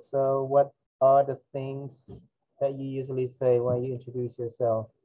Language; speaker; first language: English; non-native, fluent; Indonesian